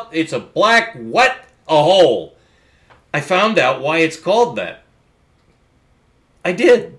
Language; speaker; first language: English; native; English